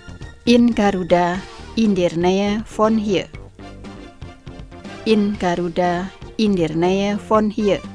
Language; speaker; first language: German; non-native, fluent; Indonesian